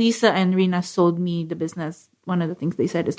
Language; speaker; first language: English; non-native, local second language; Filipino